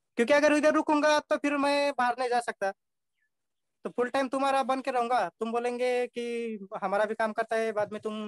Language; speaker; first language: Hindi; non-native, local second language; Marathi